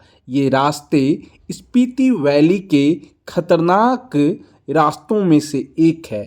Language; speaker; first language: Hindi; native; Hindi